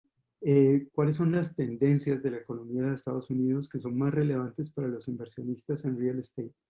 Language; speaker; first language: Spanish; native; Spanish